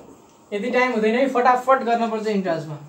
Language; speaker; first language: Nepali; native; Nepali